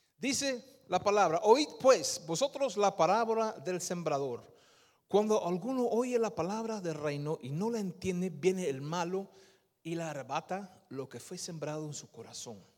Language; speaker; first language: Spanish; non-native, fluent; Dutch